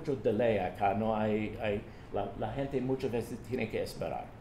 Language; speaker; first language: Spanish; non-native, fluent; English